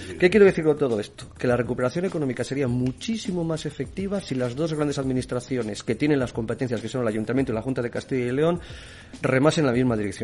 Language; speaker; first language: Spanish; native; Spanish